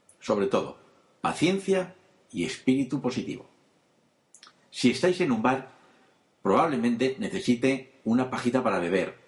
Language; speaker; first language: Spanish; native; Spanish